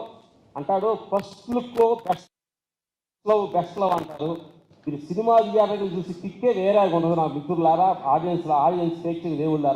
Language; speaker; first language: Telugu; native; Telugu